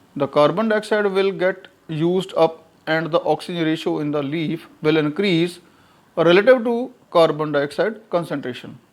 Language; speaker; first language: English; non-native, local second language; Punjabi